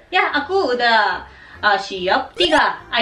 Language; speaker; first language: Indonesian; non-native, fluent; Japanese